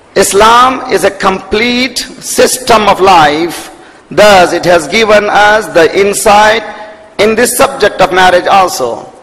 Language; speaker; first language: English; non-native, local second language; Urdu